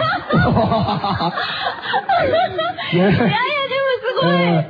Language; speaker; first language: Japanese; native; Japanese